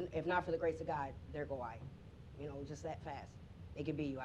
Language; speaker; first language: English; native; English